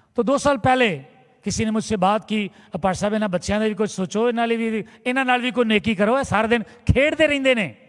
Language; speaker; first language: Urdu; non-native, local second language; Punjabi